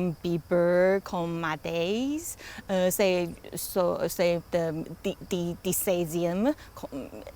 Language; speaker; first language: French; non-native, learner; Chinese